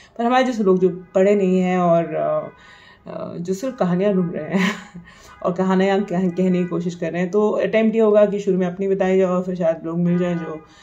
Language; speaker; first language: Hindi; native; Hindi